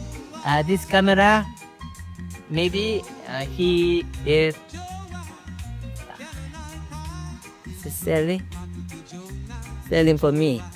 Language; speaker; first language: English; non-native, learner; Korean